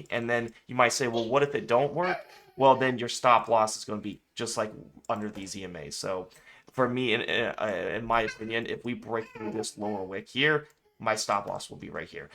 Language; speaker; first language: English; native; English